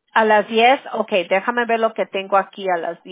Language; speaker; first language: Spanish; non-native, local second language; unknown